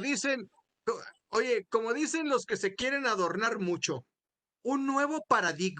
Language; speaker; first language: Spanish; native; Spanish